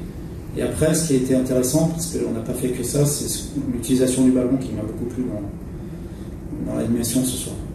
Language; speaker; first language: French; native; French